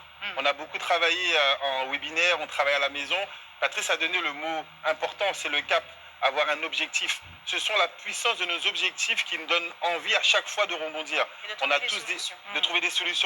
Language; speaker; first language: French; native; French